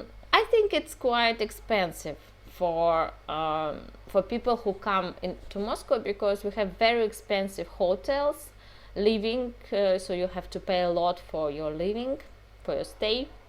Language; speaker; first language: English; non-native, fluent; Russian